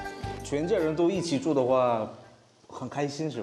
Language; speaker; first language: Chinese; non-native, learner; Korean